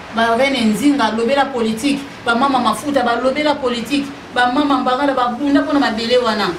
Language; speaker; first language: Lingala; non-native, local second language; Kongo